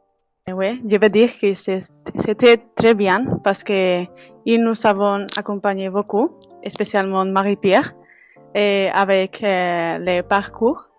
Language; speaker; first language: French; non-native, fluent; Spanish